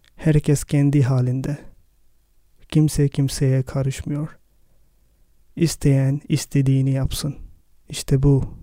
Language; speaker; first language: Turkish; non-native, fluent; Arabic